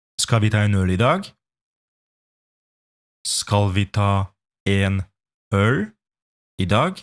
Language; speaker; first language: Norwegian; non-native, fluent; Polish